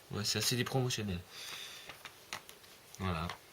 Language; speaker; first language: French; native; French